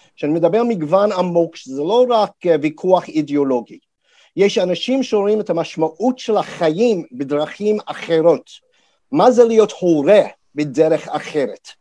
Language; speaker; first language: Hebrew; non-native, fluent; English